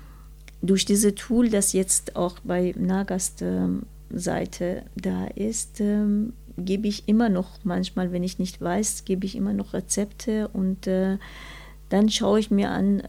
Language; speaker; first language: German; non-native, learner; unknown